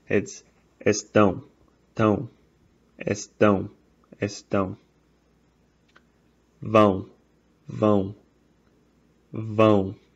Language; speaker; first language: Portuguese; non-native, fluent; English